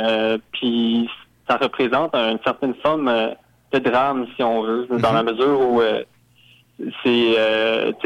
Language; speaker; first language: French; native; French